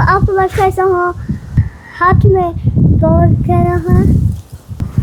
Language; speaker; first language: Hindi; early bilingual, heritage; Hindi